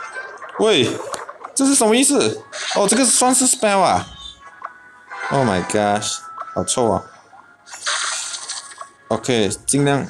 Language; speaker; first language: Chinese; native; Chinese